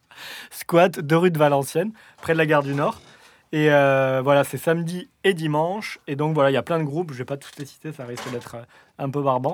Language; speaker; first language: French; native; French